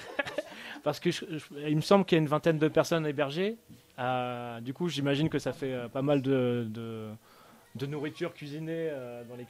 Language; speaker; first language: French; native; French